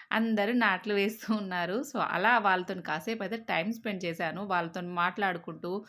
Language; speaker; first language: Telugu; native; Telugu